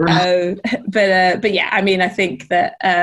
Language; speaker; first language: English; native; English